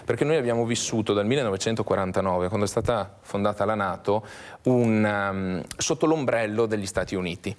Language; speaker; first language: Italian; native; Italian